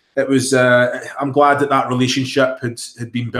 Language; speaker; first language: English; native; English